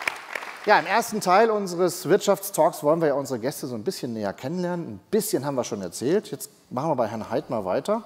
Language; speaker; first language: German; native; German